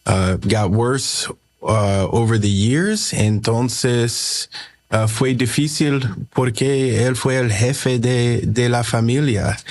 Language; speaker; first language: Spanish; early bilingual, heritage; English